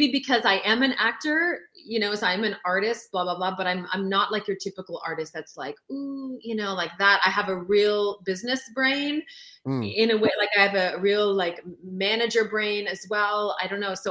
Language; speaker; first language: English; non-native, fluent; French